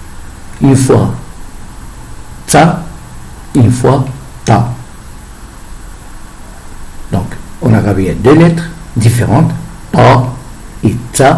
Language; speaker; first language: French; non-native, fluent; Arabic